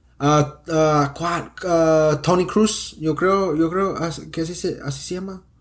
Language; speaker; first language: Spanish; early bilingual, heritage; Spanish